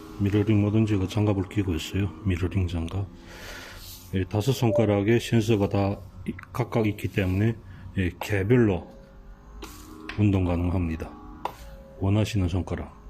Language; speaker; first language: Korean; native; Korean